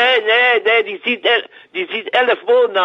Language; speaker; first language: German; non-native, learner; French